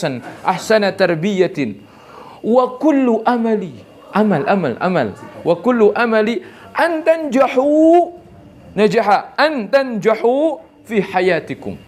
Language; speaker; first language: Arabic; non-native, fluent; Indonesian